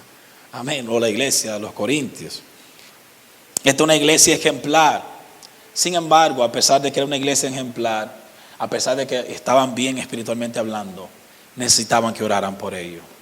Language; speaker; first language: Spanish; native; Spanish